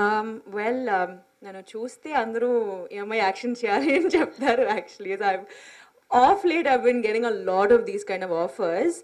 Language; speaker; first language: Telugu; non-native, fluent; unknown